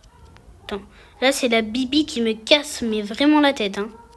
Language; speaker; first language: French; native; French